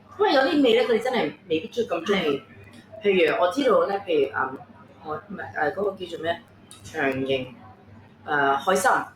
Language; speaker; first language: Cantonese; early bilingual, heritage; Cantonese